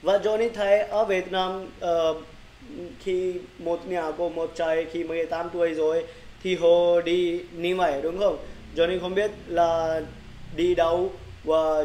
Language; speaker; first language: Vietnamese; non-native, learner; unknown